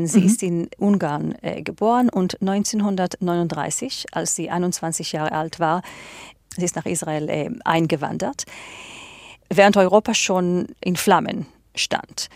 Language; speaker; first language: German; non-native, fluent; Hebrew